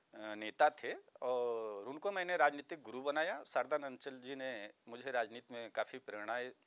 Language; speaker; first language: Hindi; native; Hindi